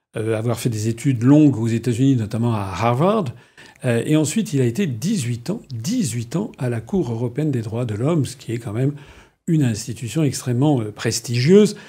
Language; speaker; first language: French; native; French